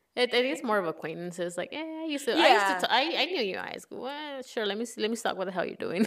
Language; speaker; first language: English; early bilingual, other home language; Spanish